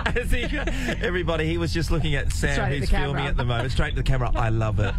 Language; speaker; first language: English; native; English